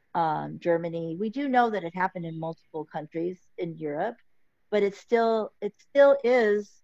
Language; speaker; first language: English; early bilingual, other home language; Filipino